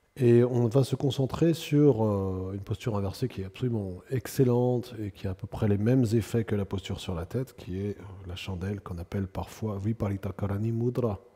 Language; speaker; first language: French; native; French